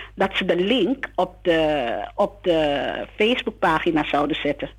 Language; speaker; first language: Dutch; non-native, local second language; Sranan Tongo